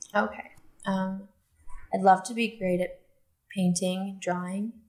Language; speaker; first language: English; native; English